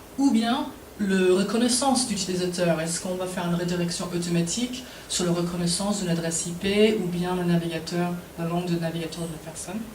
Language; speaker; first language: French; non-native, fluent; English